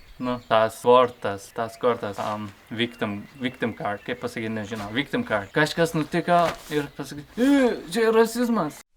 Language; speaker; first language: Lithuanian; non-native, fluent; Turkish